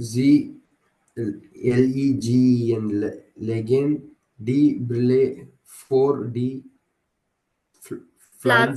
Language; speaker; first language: German; non-native, learner; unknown